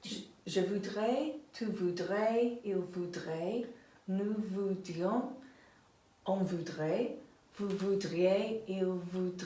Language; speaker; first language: French; non-native, learner; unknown